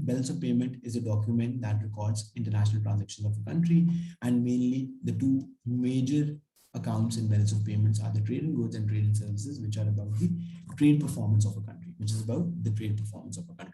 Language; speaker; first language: English; non-native, local second language; Urdu